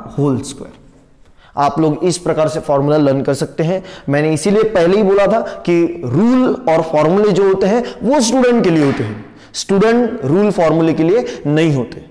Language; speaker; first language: Hindi; non-native, local second language; Marathi